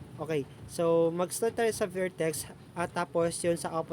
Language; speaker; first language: Filipino; native; Filipino